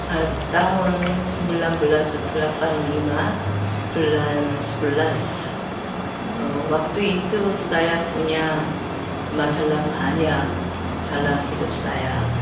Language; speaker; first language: Indonesian; non-native, learner; Korean